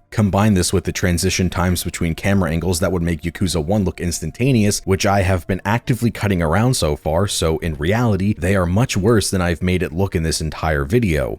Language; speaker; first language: English; native; English